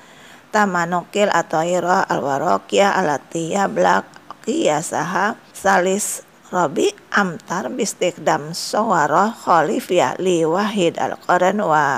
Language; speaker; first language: Arabic; non-native, fluent; Indonesian